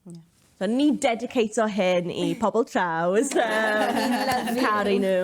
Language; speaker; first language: Welsh; non-native, local second language; English